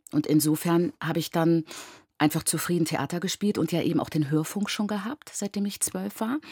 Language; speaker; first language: German; early bilingual, other home language; Persian